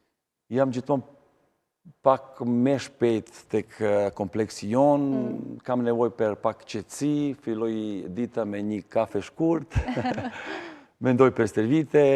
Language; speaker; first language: Albanian; non-native, learner; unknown